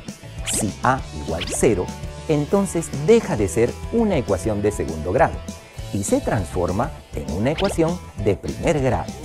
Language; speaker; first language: Spanish; native; Spanish